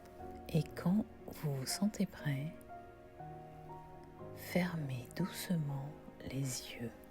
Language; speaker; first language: French; native; French